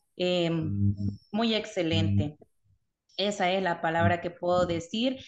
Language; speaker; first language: Spanish; native; Spanish